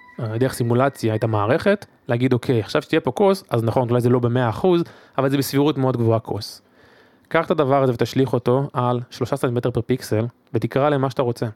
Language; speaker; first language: Hebrew; native; Hebrew